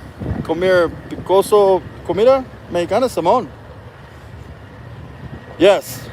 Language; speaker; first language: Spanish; early bilingual, heritage; English